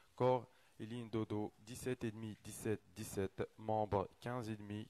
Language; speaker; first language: French; non-native, local second language; Arabic